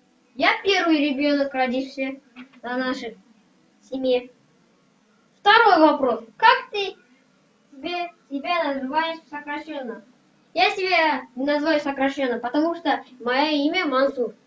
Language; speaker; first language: Russian; non-native, local second language; Kazakh